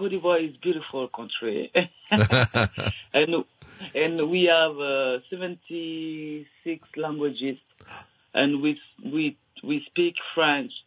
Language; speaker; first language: English; non-native, learner; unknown